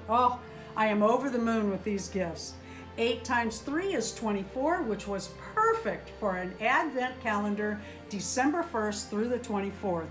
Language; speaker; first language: English; native; English